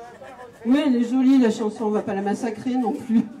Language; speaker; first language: French; native; French